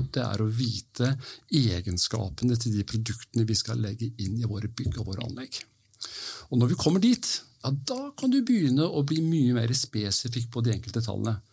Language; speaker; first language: Norwegian; early bilingual, heritage; Norwegian